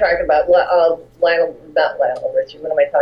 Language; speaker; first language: English; native; English